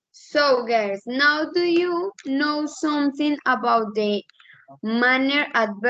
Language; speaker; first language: English; non-native, learner; Spanish